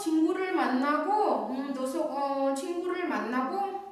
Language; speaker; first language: Korean; non-native, fluent; Indonesian